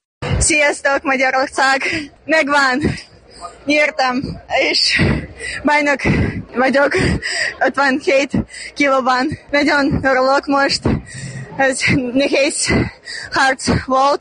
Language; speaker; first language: Hungarian; non-native, learner; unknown